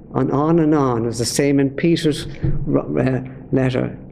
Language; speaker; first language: English; native; English